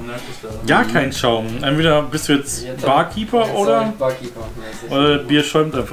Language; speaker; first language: German; native; German